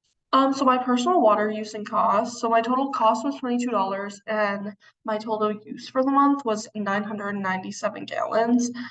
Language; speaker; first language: English; native; English